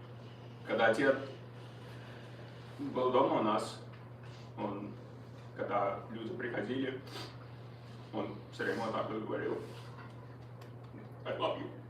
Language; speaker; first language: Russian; early bilingual, heritage; Russian